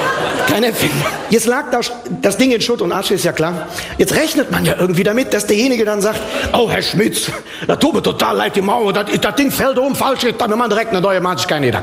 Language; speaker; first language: German; native; German